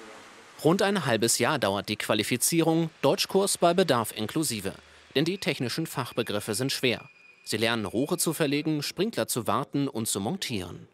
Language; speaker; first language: German; native; German